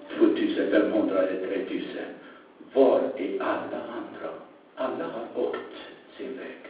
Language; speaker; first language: Swedish; non-native, fluent; Arabic